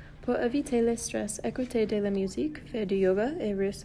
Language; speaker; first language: French; non-native, learner; English